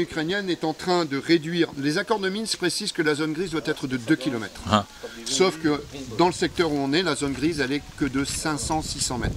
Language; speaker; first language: French; native; French